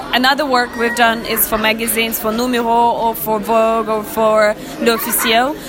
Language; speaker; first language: English; non-native, fluent; Russian